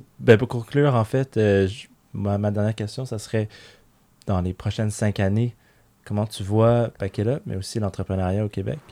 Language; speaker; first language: French; native; French